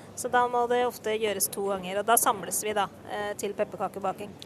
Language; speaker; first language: Norwegian; native; Norwegian